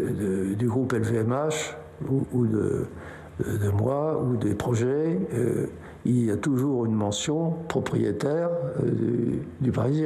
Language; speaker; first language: French; native; French